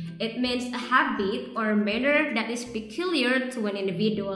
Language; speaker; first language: English; non-native, fluent; Indonesian